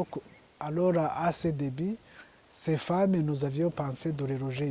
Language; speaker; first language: French; non-native, local second language; Kinyarwanda